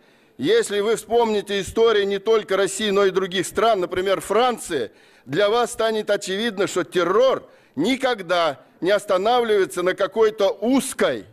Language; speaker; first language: Russian; native; Russian